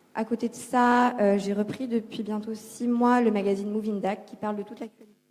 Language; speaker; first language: French; native; French